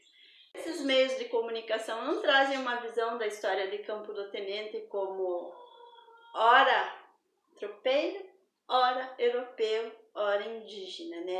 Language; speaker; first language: Portuguese; native; Portuguese